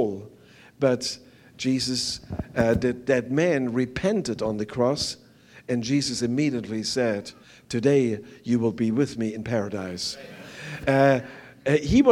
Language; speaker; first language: English; non-native, fluent; German